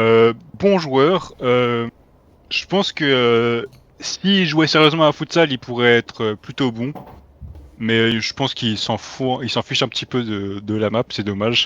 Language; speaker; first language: French; native; French